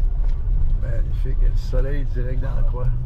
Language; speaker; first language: French; native; French